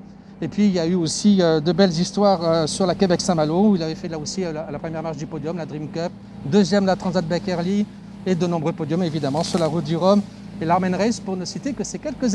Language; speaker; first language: French; native; French